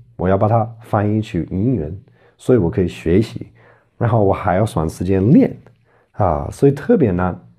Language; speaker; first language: Chinese; non-native, fluent; English